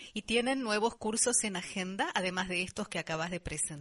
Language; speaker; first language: Spanish; native; Spanish